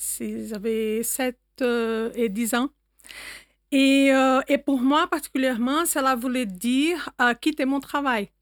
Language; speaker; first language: French; non-native, fluent; Portuguese